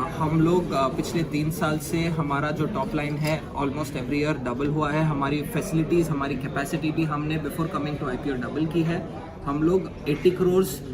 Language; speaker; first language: Hindi; non-native, local second language; Gujarati